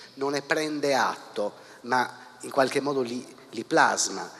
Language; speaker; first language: Italian; native; Italian